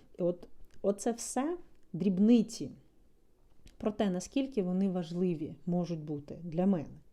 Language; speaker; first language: Ukrainian; non-native, local second language; Russian